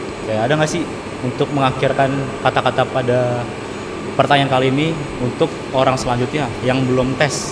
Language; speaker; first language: Indonesian; native; Indonesian